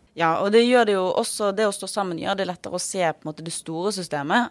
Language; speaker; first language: Norwegian; native; Norwegian